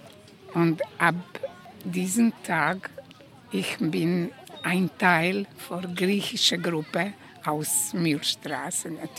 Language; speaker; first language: German; non-native, learner; Croatian